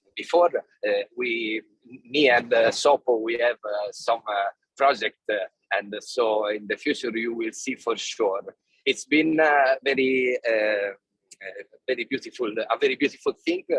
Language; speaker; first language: English; non-native, fluent; Italian